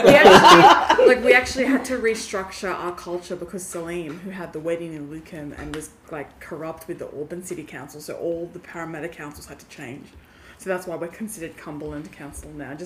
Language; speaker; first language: English; native; English